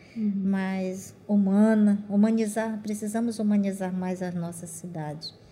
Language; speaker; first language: Portuguese; non-native, local second language; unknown